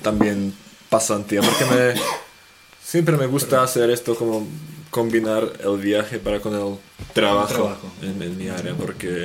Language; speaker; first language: Spanish; non-native, fluent; Slovak